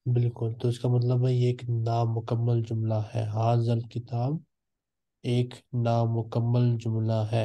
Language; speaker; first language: Urdu; native; Urdu